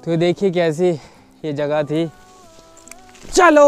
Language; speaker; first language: Hindi; native; Hindi